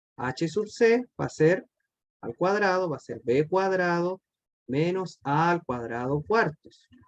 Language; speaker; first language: Spanish; native; Spanish